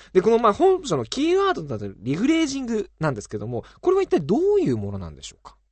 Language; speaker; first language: Japanese; native; Japanese